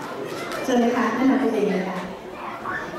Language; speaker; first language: Thai; native; Thai